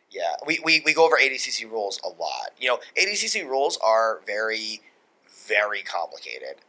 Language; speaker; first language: English; native; English